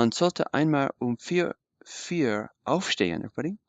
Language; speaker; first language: German; non-native, fluent; English